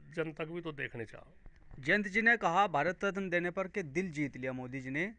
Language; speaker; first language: Hindi; native; Hindi